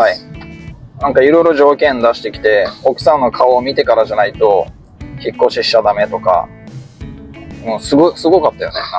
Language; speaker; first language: Japanese; native; Japanese